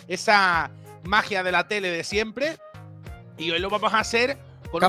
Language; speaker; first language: Spanish; native; Spanish